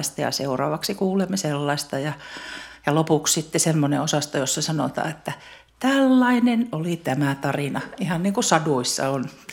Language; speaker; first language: Finnish; native; Finnish